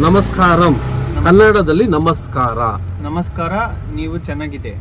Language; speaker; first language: Kannada; non-native, learner; Telugu